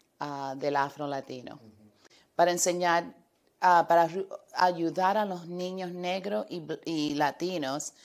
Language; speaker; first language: Spanish; early bilingual, heritage; Spanish